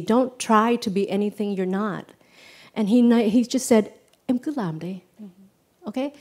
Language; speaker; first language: English; early bilingual, other home language; Vietnamese